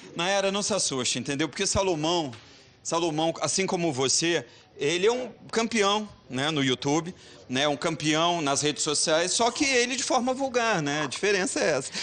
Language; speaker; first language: Portuguese; native; Portuguese